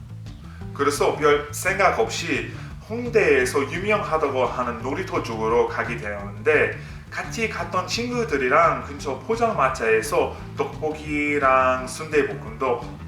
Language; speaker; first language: Korean; non-native, fluent; English